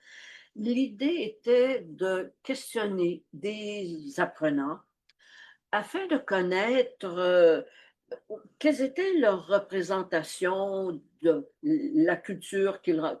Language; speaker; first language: French; native; French